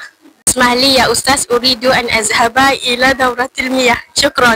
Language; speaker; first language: Arabic; non-native, learner; Malay